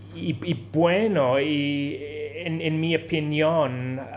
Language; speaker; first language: Spanish; non-native, fluent; English